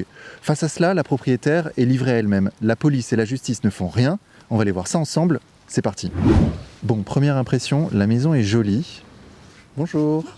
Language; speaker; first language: French; native; French